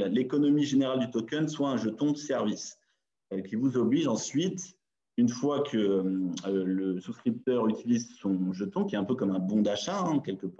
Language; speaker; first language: French; native; French